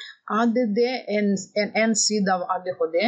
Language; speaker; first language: Swedish; non-native, fluent; Greek